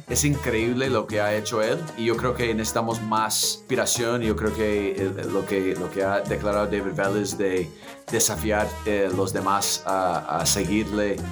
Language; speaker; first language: Spanish; non-native, fluent; English